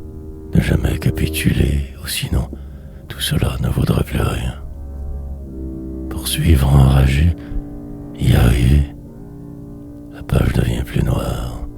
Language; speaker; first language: French; native; French